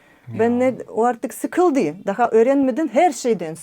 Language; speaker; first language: Turkish; non-native, learner; Russian